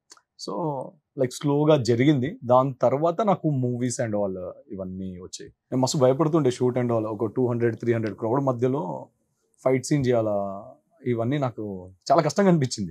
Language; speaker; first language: Telugu; native; Telugu